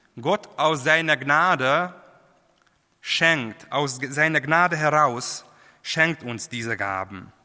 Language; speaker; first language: German; non-native, fluent; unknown